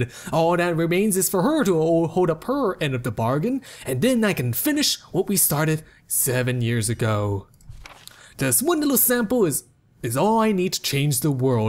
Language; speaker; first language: English; native; English